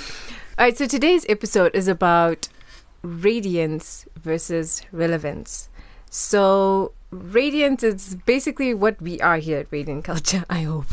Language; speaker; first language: English; non-native, local second language; Shona